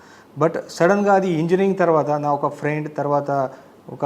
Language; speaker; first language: Telugu; non-native, fluent; Marathi